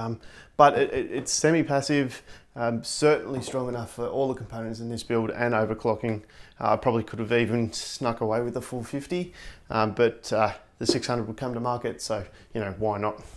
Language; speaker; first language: English; native; English